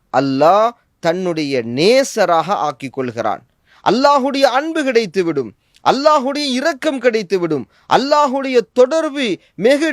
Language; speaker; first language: Tamil; native; Tamil